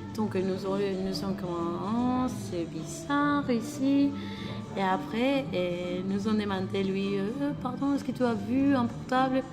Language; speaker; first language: French; non-native, learner; Spanish